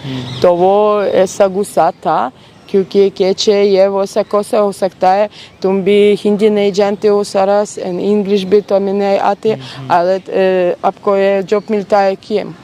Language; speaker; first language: Hindi; non-native, learner; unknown